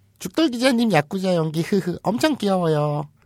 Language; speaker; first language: Korean; native; Korean